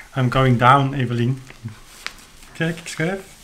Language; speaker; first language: Dutch; native; Dutch